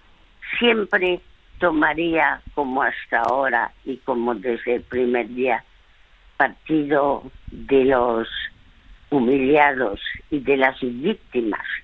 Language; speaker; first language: Spanish; early bilingual, other home language; French